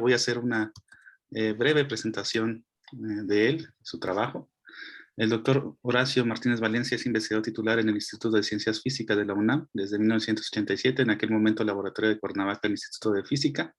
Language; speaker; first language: Spanish; native; Spanish